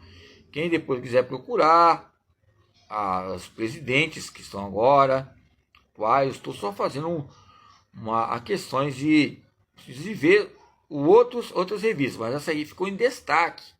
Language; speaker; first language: Portuguese; native; Portuguese